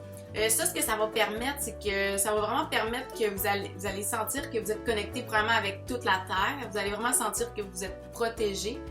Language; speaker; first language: French; native; French